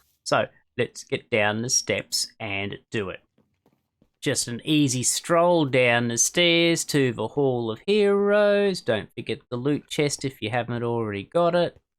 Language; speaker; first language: English; native; English